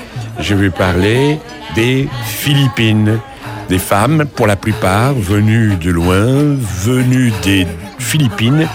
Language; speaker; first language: French; native; French